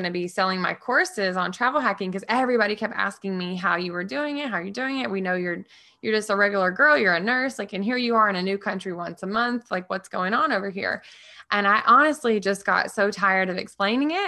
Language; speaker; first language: English; native; English